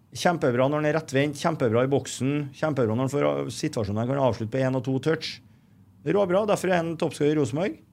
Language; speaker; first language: Norwegian; native; Norwegian